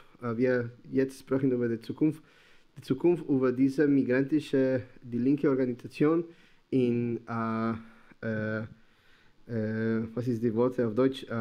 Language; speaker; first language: German; non-native, learner; Spanish